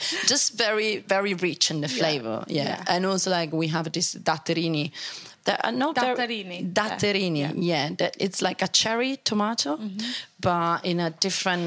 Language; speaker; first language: English; non-native, fluent; Italian